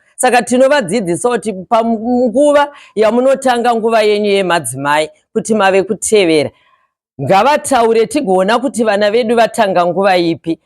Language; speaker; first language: Shona; native; Shona